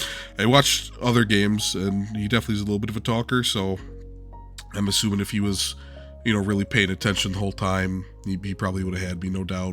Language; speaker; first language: English; native; English